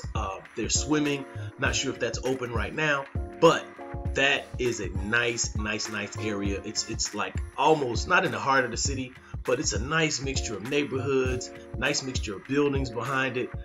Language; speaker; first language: English; native; English